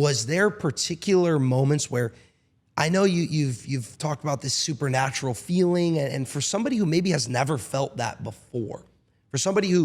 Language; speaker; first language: English; native; English